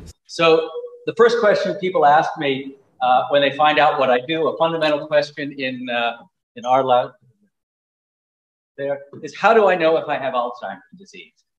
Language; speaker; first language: English; native; English